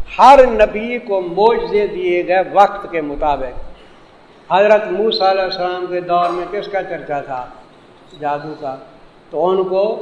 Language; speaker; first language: Urdu; non-native, local second language; Saraiki